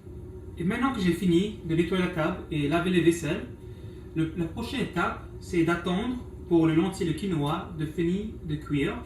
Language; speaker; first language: French; non-native, local second language; English